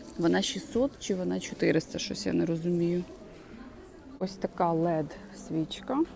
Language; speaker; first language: Ukrainian; native; Ukrainian